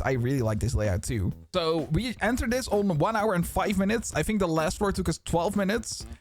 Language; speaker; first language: English; non-native, fluent; Dutch